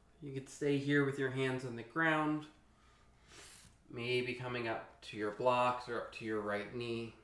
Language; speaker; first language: English; native; English